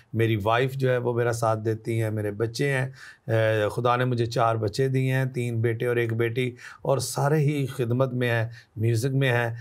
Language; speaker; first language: Urdu; non-native, local second language; Punjabi